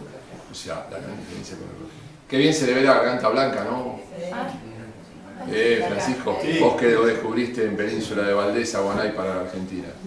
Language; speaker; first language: Spanish; native; Spanish